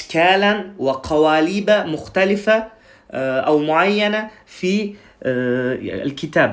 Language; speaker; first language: Arabic; non-native, fluent; Uzbek